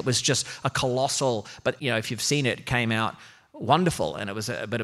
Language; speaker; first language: English; native; English